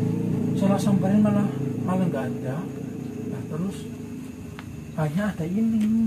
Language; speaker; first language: Indonesian; native; Indonesian